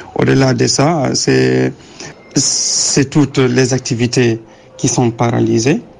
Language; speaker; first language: French; non-native, local second language; Wolof